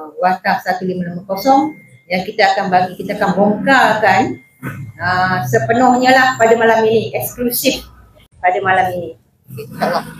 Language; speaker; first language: Malay; native; Malay